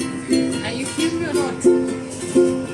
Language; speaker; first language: English; non-native, learner; Russian